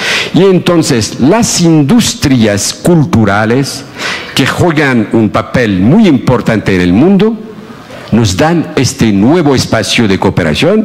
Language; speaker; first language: Spanish; non-native, fluent; Arabic